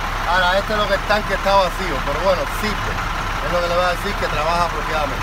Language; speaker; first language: Spanish; native; Spanish